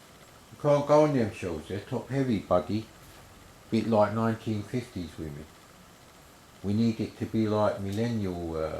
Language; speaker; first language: English; native; English